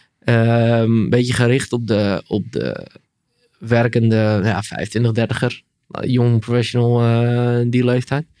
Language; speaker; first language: Dutch; native; Dutch